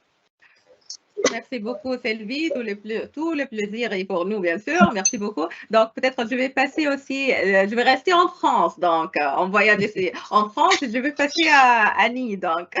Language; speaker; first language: French; non-native, local second language; Arabic